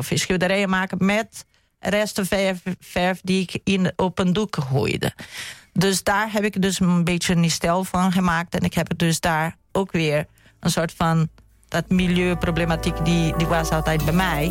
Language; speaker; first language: Dutch; non-native, fluent; Portuguese